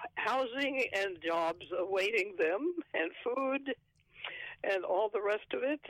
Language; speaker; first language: English; native; English